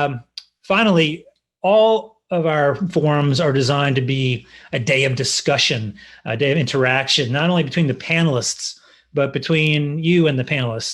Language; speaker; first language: English; native; English